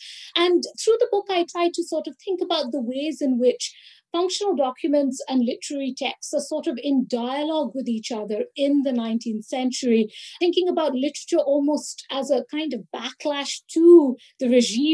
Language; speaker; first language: English; non-native, local second language; Bangla